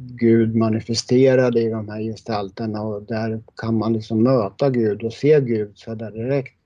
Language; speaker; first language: Swedish; native; Swedish